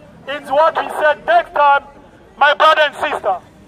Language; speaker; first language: English; non-native, learner; Lingala